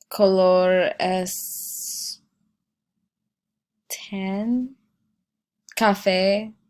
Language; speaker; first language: Spanish; non-native, learner; English